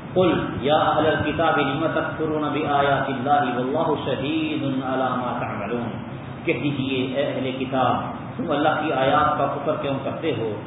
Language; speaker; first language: Urdu; non-native, local second language; Punjabi